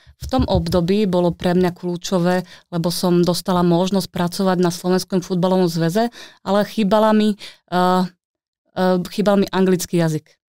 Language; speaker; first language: Slovak; native; Slovak